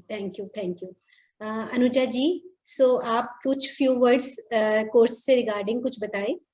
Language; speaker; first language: Hindi; native; Hindi